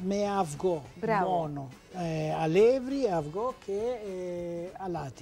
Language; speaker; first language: Greek; non-native, learner; Italian